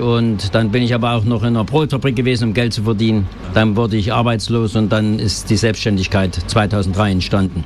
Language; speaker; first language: German; native; German